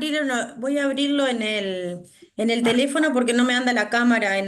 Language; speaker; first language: Spanish; native; Spanish